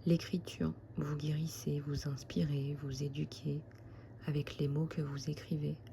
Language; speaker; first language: French; native; French